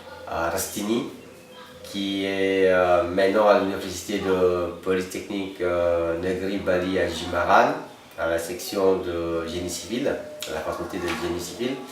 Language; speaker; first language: French; non-native, fluent; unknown